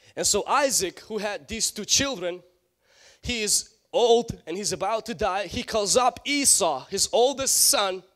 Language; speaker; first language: English; non-native, fluent; Ukrainian